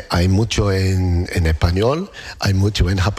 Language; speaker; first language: Spanish; non-native, learner; English